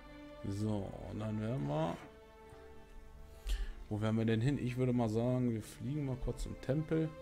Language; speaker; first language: German; native; German